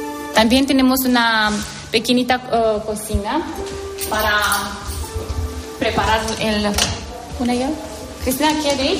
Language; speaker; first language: Spanish; non-native, learner; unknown